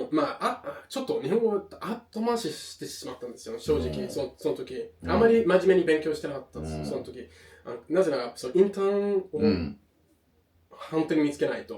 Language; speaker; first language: Japanese; non-native, fluent; English